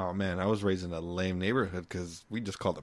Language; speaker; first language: English; native; English